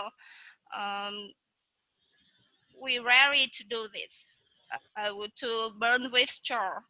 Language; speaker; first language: English; non-native, learner; Vietnamese